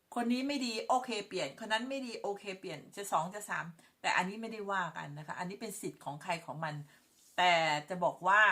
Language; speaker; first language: Thai; native; Thai